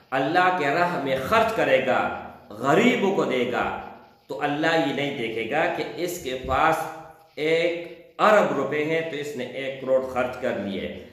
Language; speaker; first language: Urdu; non-native, local second language; Pashto